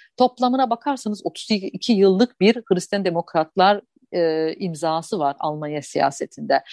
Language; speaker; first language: Turkish; early bilingual, heritage; Turkish